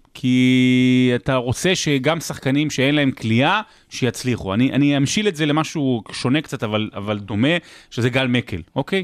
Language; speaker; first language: Hebrew; native; Hebrew